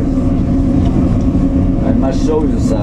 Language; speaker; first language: English; non-native, learner; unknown